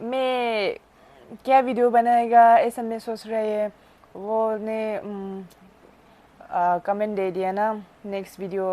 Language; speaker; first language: Hindi; non-native, local second language; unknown